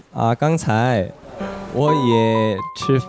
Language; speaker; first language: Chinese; non-native, learner; Korean